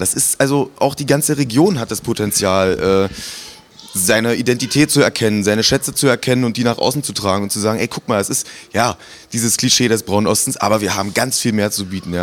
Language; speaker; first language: German; native; German